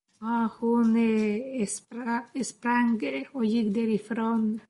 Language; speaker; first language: Swedish; non-native, learner; Spanish